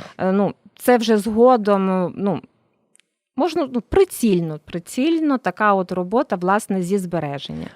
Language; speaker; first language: Ukrainian; native; Ukrainian